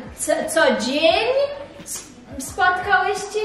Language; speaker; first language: Polish; early bilingual, heritage; English